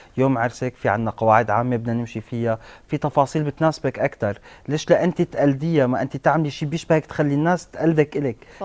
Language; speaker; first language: Arabic; native; Arabic